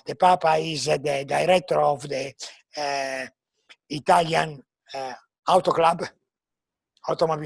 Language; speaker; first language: English; non-native, learner; Italian